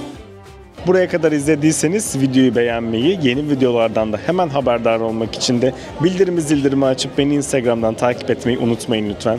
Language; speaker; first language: Turkish; native; Turkish